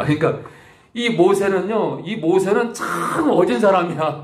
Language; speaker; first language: Korean; native; Korean